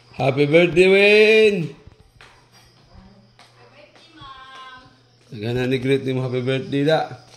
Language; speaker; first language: Filipino; non-native, local second language; Cebuano